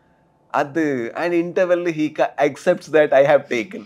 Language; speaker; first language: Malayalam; non-native, learner; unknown